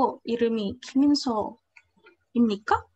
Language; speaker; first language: Korean; non-native, fluent; Indonesian